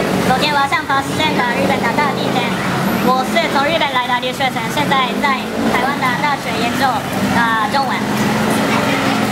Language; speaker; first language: Chinese; non-native, learner; Japanese